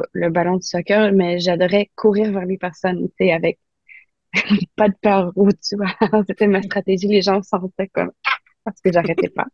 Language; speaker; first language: French; non-native, local second language; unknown